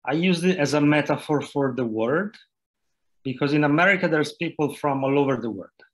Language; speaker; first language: English; non-native, fluent; Italian